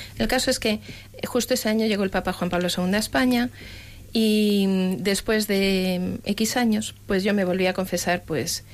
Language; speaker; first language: Spanish; native; Spanish